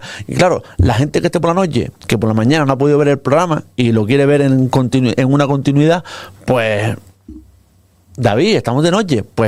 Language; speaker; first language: Spanish; native; Spanish